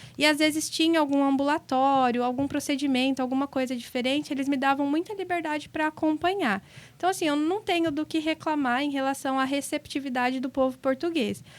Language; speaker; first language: Portuguese; native; Portuguese